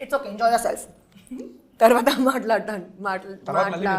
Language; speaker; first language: Telugu; non-native, learner; Hindi